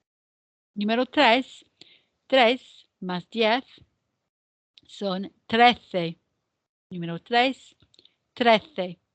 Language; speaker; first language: Spanish; non-native, fluent; English